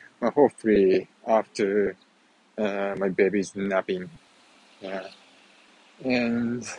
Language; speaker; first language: English; non-native, fluent; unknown